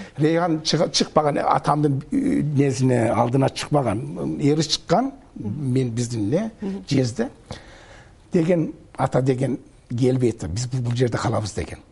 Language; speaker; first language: Kyrgyz; early bilingual, heritage; Kyrgyz